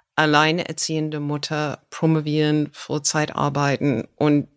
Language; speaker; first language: German; non-native, fluent; English